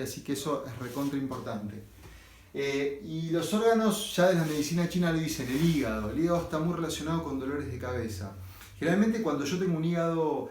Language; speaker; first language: Spanish; native; Spanish